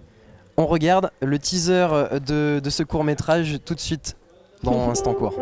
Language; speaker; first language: French; native; French